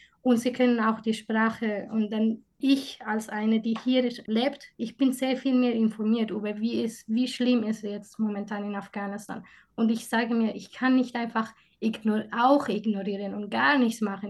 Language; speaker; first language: German; non-native, fluent; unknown